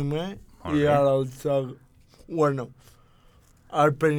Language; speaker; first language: Catalan; non-native, local second language; Spanish